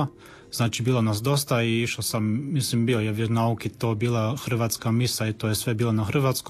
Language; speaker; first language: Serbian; early bilingual, heritage; Croatian